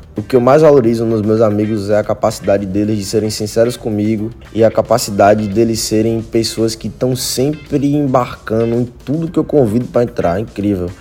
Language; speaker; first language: Portuguese; native; Portuguese